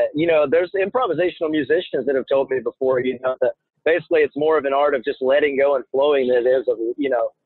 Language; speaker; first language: English; native; English